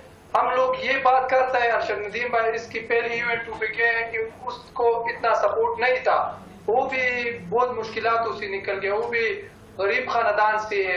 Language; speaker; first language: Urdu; non-native, local second language; Pashto